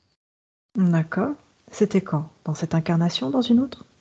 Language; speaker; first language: French; native; French